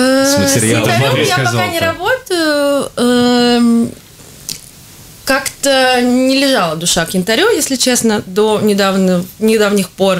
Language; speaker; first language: Russian; native; Russian